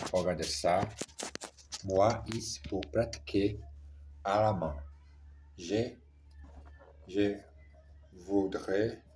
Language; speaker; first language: French; non-native, learner; Portuguese